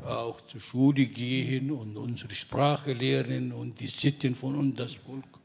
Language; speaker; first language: German; non-native, fluent; Arabic